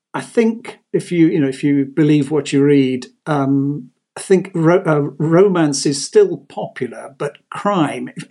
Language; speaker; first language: English; native; English